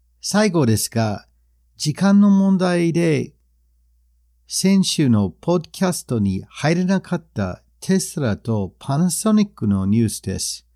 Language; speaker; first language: Japanese; non-native, fluent; English